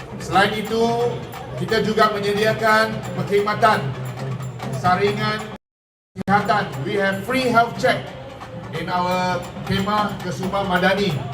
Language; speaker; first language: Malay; non-native, local second language; Chinese